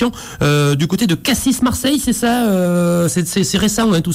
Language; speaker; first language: French; native; French